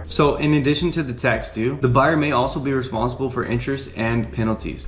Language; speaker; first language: English; native; English